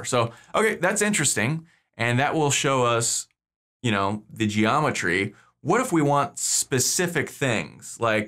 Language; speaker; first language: English; native; English